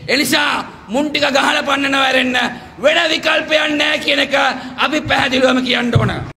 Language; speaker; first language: Sinhala; non-native, local second language; Tamil